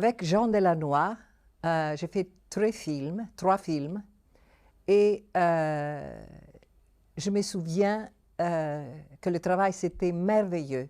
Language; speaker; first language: French; non-native, fluent; Italian